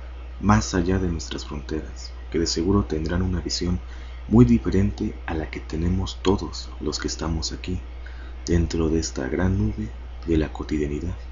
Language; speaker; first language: Spanish; native; Spanish